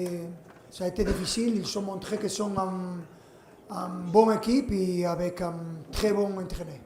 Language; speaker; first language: French; non-native, fluent; Spanish